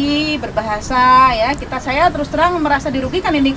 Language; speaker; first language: Indonesian; native; Indonesian